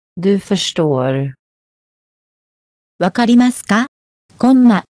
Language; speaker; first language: Japanese; native; Japanese